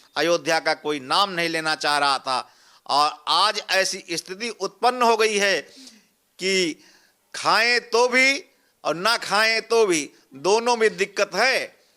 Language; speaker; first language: Hindi; native; Hindi